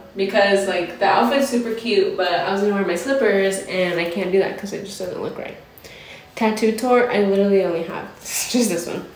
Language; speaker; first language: English; native; English